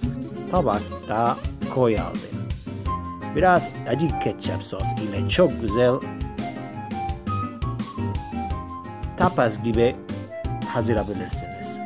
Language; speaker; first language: Turkish; non-native, learner; Spanish